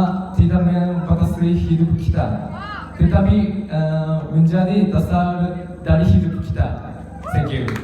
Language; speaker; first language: Indonesian; non-native, learner; Japanese